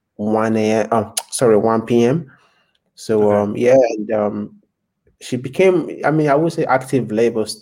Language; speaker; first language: English; non-native, local second language; Yoruba